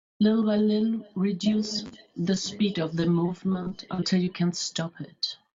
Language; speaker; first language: English; non-native, fluent; German